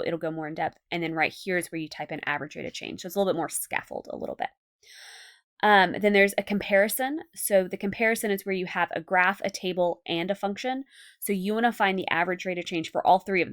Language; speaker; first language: English; native; English